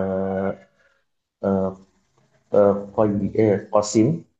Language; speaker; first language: Arabic; non-native, learner; Indonesian